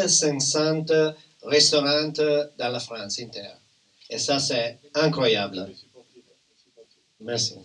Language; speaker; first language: French; non-native, learner; Italian